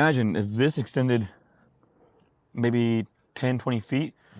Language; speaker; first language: English; native; English